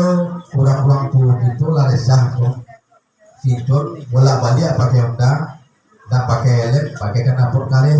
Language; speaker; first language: Indonesian; native; Indonesian